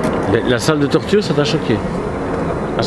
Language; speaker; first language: French; native; French